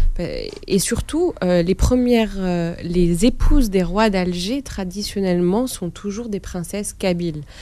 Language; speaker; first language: French; non-native, local second language; Arabic